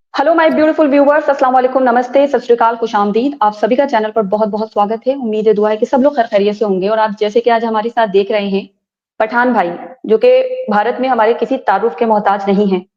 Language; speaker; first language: Hindi; native; Hindi